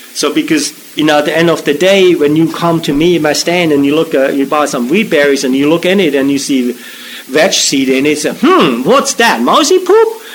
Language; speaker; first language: English; non-native, fluent; German